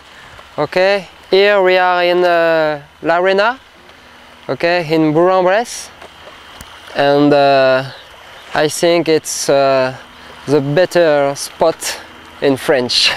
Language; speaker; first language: English; non-native, learner; French